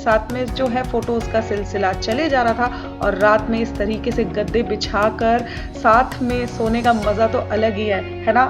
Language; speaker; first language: Hindi; native; Hindi